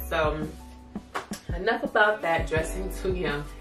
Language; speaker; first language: English; native; English